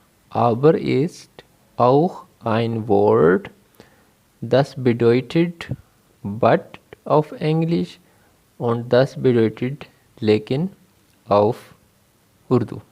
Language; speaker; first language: German; non-native, fluent; Urdu